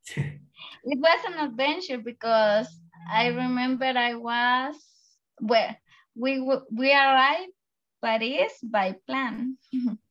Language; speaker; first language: English; non-native, learner; Spanish